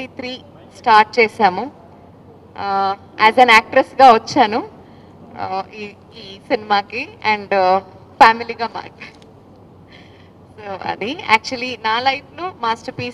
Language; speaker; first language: Telugu; non-native, fluent; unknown